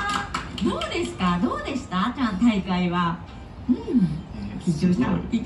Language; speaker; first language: Japanese; native; Japanese